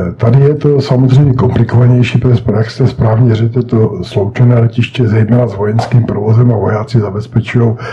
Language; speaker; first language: Czech; native; Czech